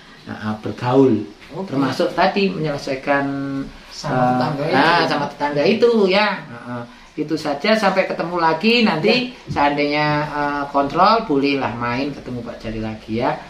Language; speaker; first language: Indonesian; native; Indonesian